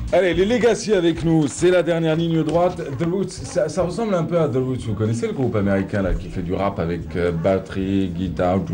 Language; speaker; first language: French; non-native, local second language; Arabic